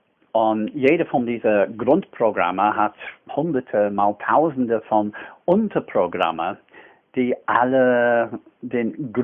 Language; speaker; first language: German; non-native, fluent; English